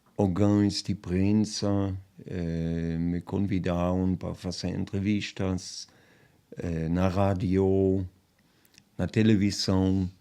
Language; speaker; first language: Portuguese; non-native, fluent; German